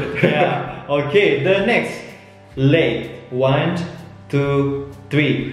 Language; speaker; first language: English; non-native, learner; Indonesian